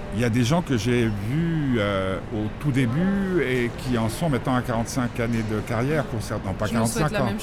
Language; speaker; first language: French; native; French